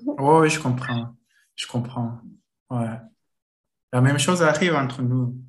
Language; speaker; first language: French; non-native, learner; Japanese